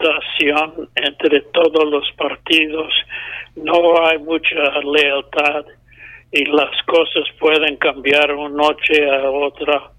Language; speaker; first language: Spanish; non-native, fluent; English